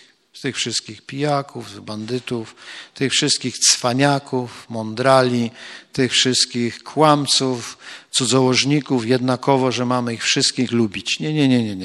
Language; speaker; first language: Polish; native; Polish